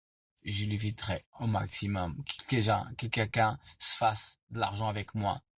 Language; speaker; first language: French; non-native, fluent; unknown